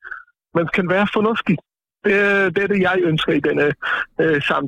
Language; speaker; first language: Danish; non-native, fluent; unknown